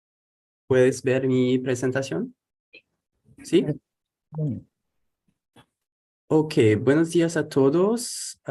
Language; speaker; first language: Spanish; non-native, fluent; French